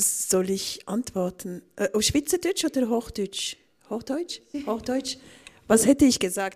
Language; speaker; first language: German; non-native, local second language; French